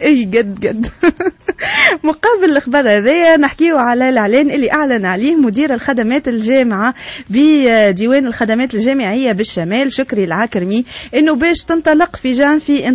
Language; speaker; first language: Arabic; native; Arabic